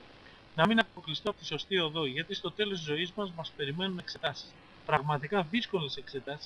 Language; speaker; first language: Greek; native; Greek